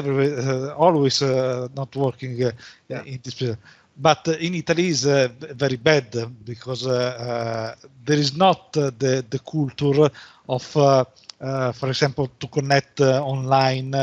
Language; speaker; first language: English; non-native, learner; Italian